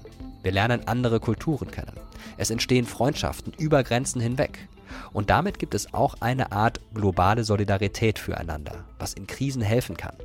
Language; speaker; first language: German; native; German